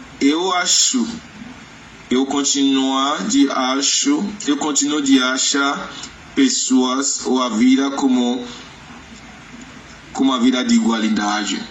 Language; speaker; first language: Portuguese; non-native, learner; Yoruba